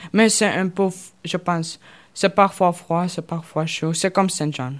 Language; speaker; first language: French; non-native, learner; Russian